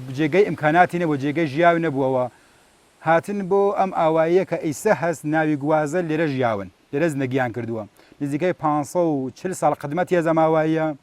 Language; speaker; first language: Central Kurdish; non-native, local second language; Gurani